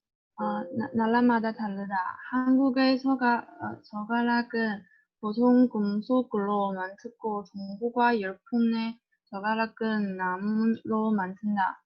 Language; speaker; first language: Korean; non-native, learner; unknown